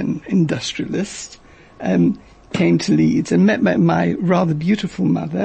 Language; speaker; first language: English; native; English